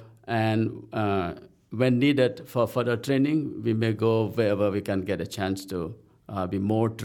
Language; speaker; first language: English; non-native, local second language; Khasi